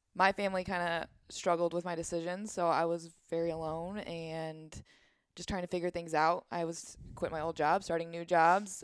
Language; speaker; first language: English; native; English